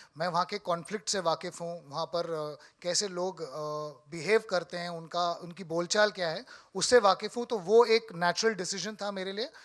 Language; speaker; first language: Hindi; native; Hindi